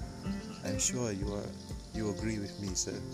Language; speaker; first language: English; non-native, local second language; Malay